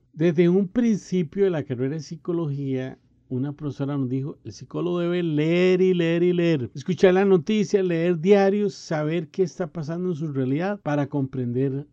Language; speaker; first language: Spanish; native; Spanish